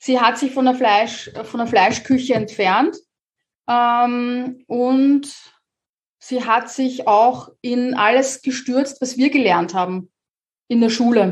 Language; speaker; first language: German; native; German